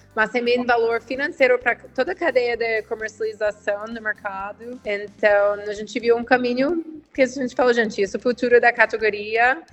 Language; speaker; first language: Portuguese; non-native, fluent; English